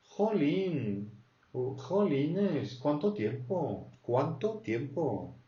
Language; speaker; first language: Spanish; non-native, fluent; French